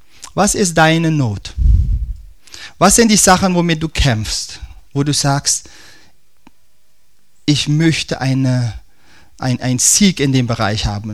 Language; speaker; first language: German; non-native, fluent; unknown